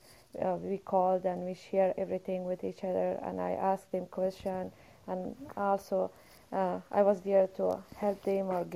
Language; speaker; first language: English; non-native, fluent; Persian